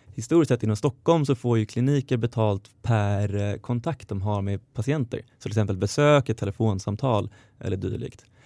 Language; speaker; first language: Swedish; native; Swedish